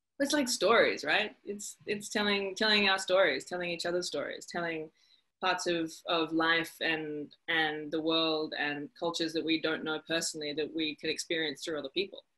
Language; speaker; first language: English; native; English